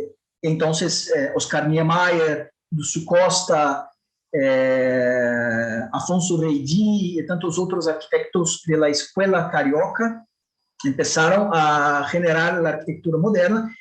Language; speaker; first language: Spanish; non-native, fluent; Portuguese